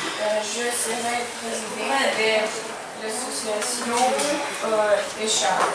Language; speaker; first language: French; non-native, learner; Ukrainian